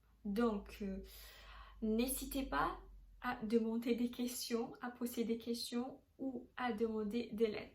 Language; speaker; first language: French; non-native, learner; Indonesian